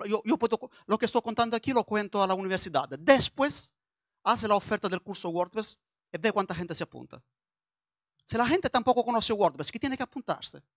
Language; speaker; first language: Spanish; non-native, learner; Italian